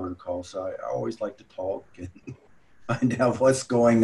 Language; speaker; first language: English; native; English